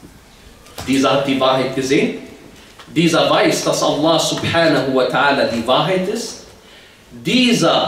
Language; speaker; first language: German; early bilingual, other home language; Arabic